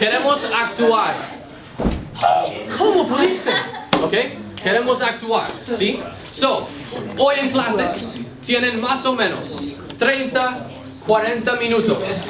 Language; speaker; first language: Spanish; non-native, fluent; English